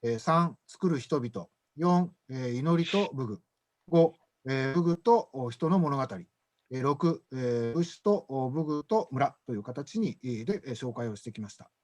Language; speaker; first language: Japanese; native; Japanese